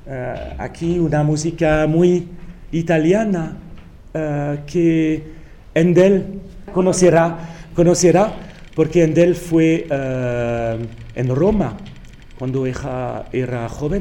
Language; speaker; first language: Spanish; non-native, fluent; French